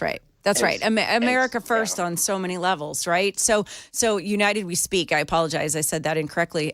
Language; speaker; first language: English; native; English